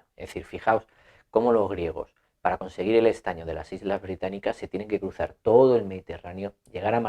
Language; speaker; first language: Spanish; native; Spanish